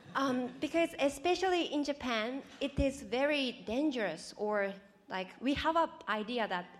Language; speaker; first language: English; non-native, fluent; Japanese